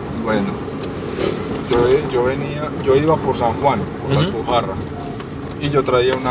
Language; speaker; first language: Spanish; native; Spanish